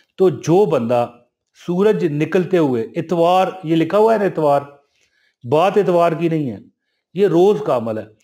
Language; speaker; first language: Urdu; non-native, local second language; Punjabi